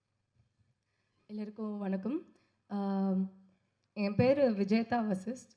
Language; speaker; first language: Tamil; non-native, local second language; Kannada